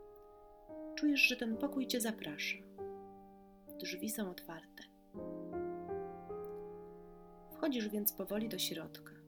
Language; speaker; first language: Polish; native; Polish